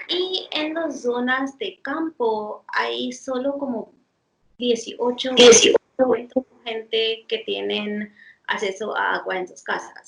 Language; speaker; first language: Spanish; non-native, fluent; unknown